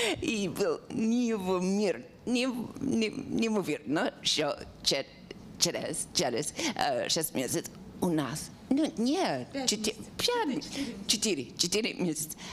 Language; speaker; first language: Ukrainian; non-native, learner; English